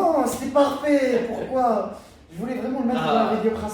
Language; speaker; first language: French; native; French